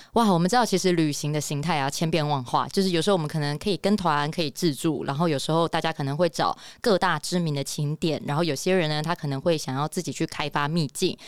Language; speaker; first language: Chinese; native; Chinese